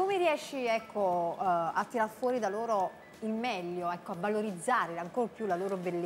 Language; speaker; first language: Italian; native; Italian